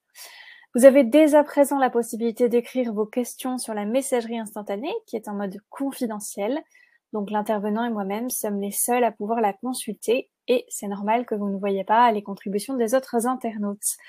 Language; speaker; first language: French; native; French